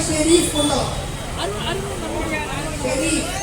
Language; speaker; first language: Tamil; non-native, learner; Malayalam